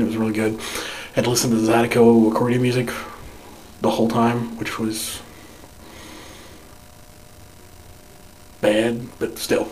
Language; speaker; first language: English; native; English